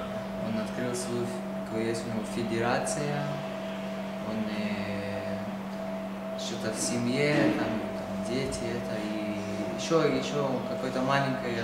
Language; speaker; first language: Russian; early bilingual, heritage; Hebrew